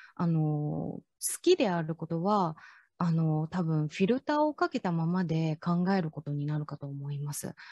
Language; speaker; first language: Japanese; non-native, fluent; Chinese